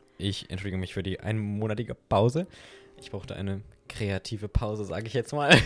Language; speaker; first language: German; native; German